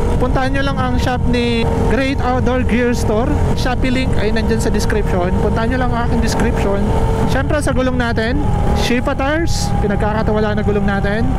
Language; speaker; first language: Filipino; non-native, local second language; Bikol